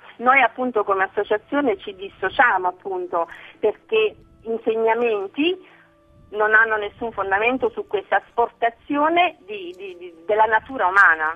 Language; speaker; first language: Italian; native; Italian